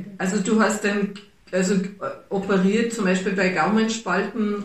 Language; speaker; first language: German; native; German